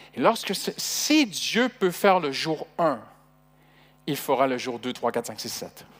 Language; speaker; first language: French; native; French